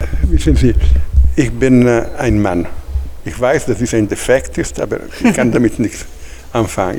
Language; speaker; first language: German; non-native, fluent; Italian